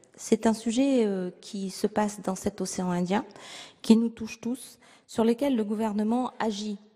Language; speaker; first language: French; native; French